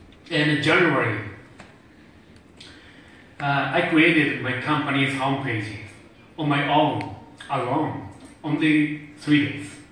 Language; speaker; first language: English; non-native, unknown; Japanese